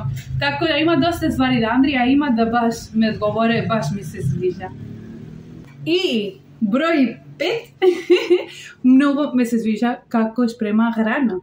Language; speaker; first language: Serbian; non-native, learner; Spanish